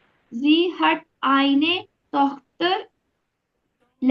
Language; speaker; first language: German; non-native, learner; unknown